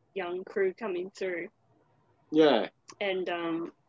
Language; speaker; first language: English; native; English